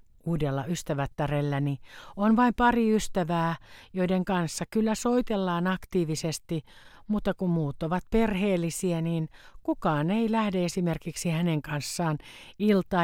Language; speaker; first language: Finnish; native; Finnish